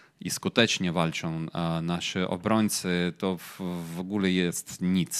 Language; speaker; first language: Polish; non-native, fluent; Ukrainian